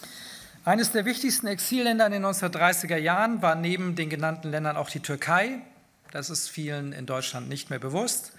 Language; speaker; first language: German; native; German